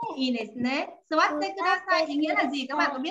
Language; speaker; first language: Japanese; non-native, fluent; Vietnamese